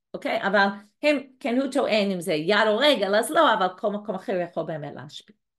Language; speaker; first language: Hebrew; non-native, fluent; English